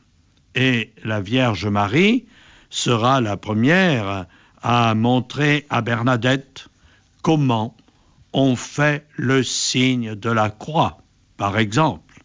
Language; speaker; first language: French; native; French